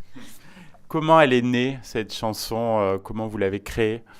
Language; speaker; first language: French; native; French